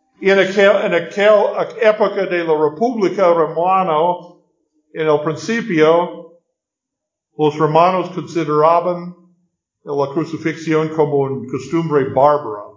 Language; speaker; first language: Spanish; non-native, learner; English